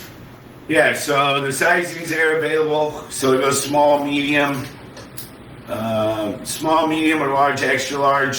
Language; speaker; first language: English; native; English